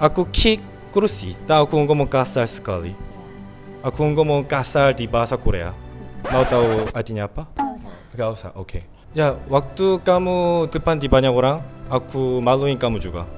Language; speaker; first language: Indonesian; non-native, learner; Korean